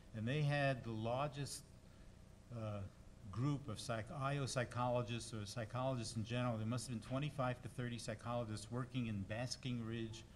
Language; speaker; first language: English; native; English